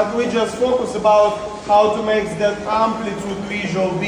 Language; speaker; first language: English; non-native, fluent; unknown